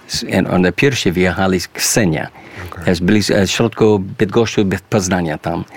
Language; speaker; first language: Polish; early bilingual, heritage; English